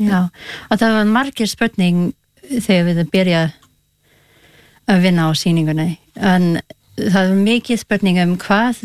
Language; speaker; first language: Icelandic; non-native, learner; Spanish